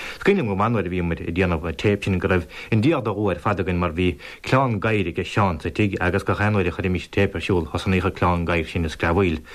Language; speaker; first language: Irish; native; Irish